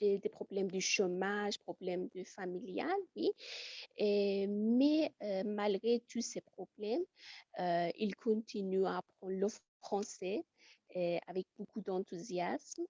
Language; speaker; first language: French; non-native, fluent; Persian